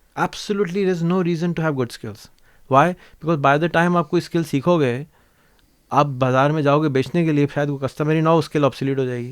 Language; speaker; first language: Urdu; native; Urdu